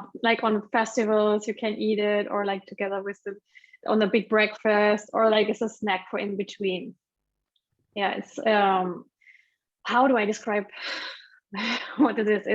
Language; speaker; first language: English; non-native, fluent; German